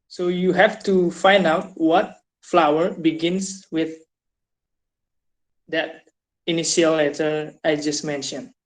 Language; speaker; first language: English; non-native, fluent; Indonesian